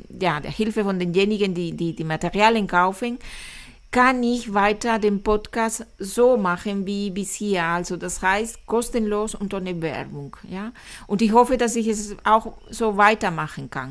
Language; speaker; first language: German; non-native, fluent; Spanish